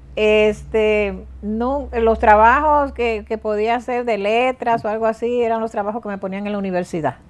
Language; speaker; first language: Spanish; native; Spanish